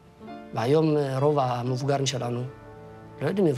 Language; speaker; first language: Hebrew; non-native, fluent; Amharic